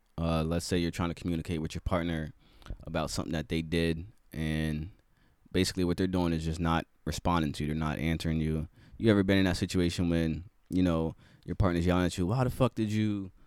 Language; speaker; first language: English; native; English